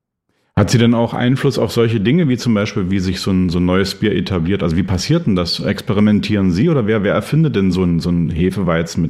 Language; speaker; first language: German; native; German